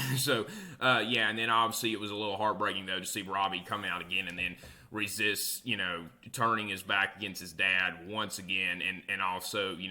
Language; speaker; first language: English; native; English